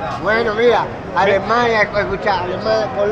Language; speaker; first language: Spanish; native; Spanish